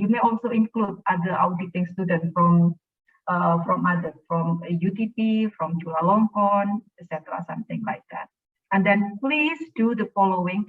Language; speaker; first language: English; non-native, fluent; Indonesian